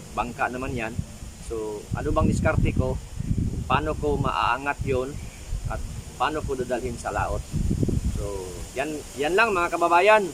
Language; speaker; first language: Filipino; non-native, local second language; Cebuano